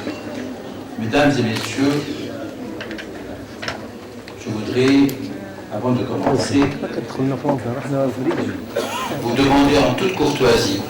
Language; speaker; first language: French; non-native, local second language; Arabic